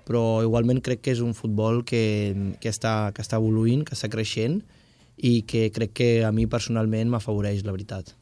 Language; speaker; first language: Catalan; non-native, fluent; Portuguese